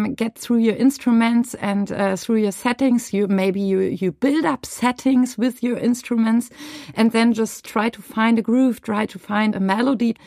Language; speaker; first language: English; non-native, fluent; German